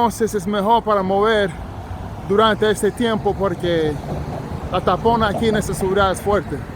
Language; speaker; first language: Spanish; non-native, learner; English